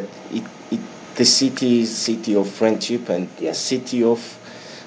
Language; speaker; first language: English; non-native, learner; Georgian